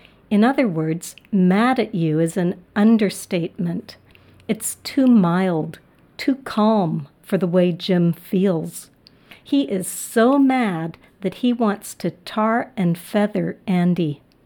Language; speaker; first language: English; native; English